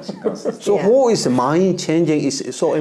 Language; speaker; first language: English; non-native, learner; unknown